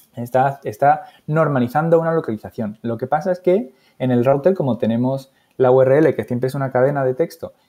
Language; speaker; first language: Spanish; native; Spanish